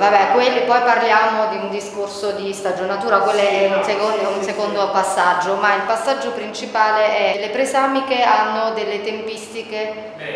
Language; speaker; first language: Italian; native; Italian